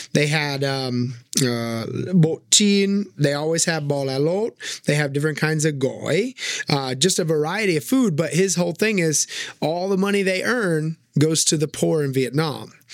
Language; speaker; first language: English; native; English